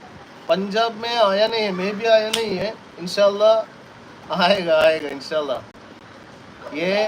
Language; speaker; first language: Hindi; non-native, local second language; Malayalam